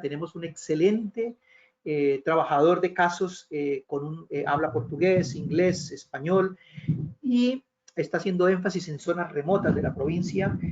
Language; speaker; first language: Spanish; native; Spanish